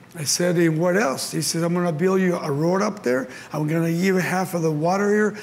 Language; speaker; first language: English; early bilingual, other home language; Spanish